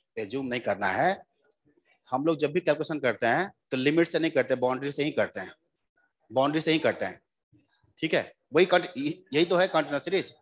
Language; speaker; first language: Hindi; native; Hindi